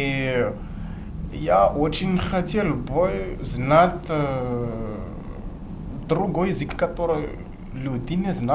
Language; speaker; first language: Russian; non-native, fluent; Malagasy